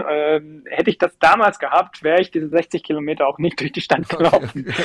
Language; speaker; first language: German; native; German